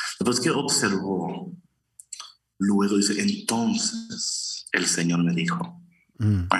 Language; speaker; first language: Spanish; early bilingual, heritage; Spanish